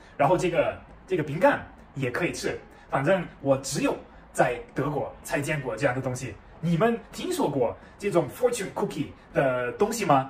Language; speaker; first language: Chinese; non-native, fluent; German